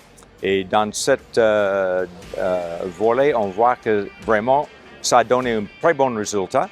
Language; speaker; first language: French; non-native, local second language; Haitian Creole